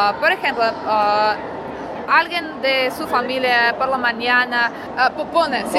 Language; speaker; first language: Spanish; non-native, learner; Russian